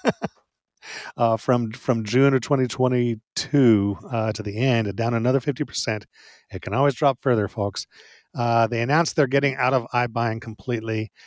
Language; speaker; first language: English; native; English